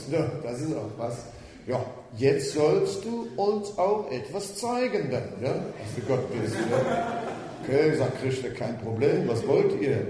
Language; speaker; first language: German; non-native, fluent; Dutch